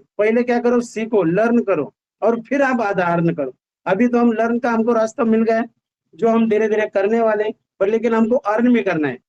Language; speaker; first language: Hindi; non-native, local second language; Marathi